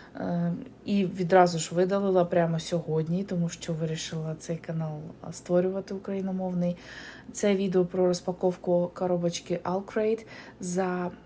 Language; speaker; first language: Ukrainian; non-native, local second language; Russian